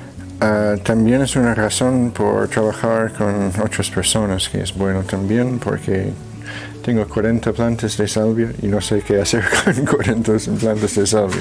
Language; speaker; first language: Spanish; non-native, fluent; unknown